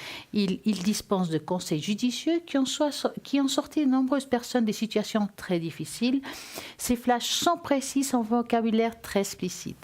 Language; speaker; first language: French; native; French